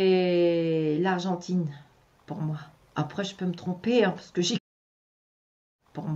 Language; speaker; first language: French; native; French